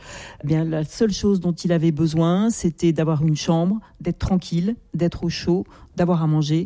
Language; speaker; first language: French; native; French